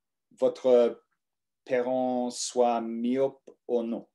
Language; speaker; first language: French; non-native, learner; English